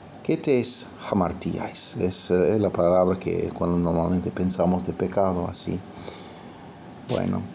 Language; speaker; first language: Spanish; non-native, fluent; English